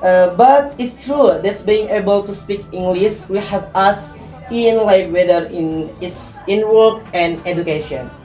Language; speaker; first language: English; non-native, learner; Indonesian